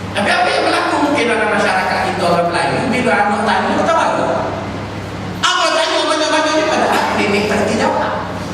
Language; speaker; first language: Malay; native; Malay